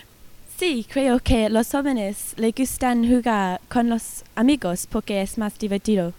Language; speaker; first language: Spanish; non-native, learner; English